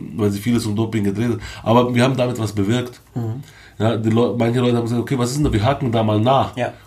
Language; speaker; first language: German; early bilingual, other home language; Bosnian